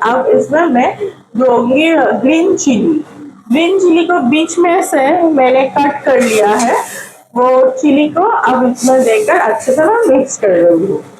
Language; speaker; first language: Hindi; non-native, local second language; Bangla